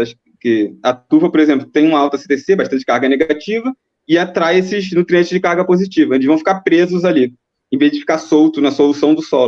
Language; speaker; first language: Portuguese; native; Portuguese